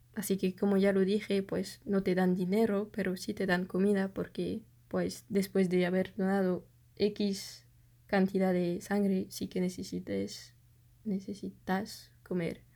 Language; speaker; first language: Spanish; non-native, fluent; French